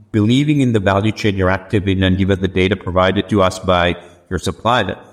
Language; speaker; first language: English; non-native, local second language; Sinhala